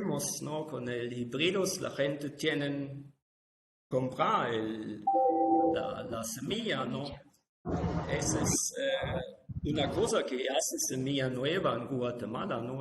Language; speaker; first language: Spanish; non-native, fluent; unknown